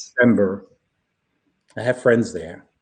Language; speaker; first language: English; native; English